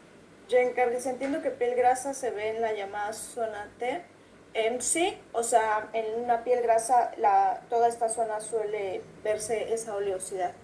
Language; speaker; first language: Spanish; native; Spanish